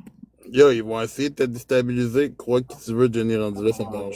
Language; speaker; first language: French; native; French